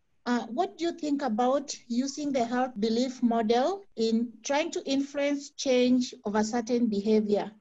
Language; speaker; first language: English; non-native, fluent; Spanish